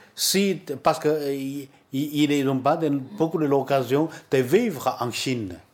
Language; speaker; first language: French; non-native, learner; Chinese